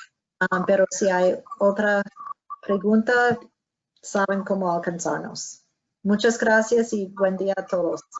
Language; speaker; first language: Spanish; non-native, fluent; English